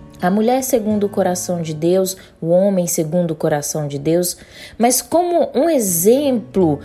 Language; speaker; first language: Portuguese; native; Portuguese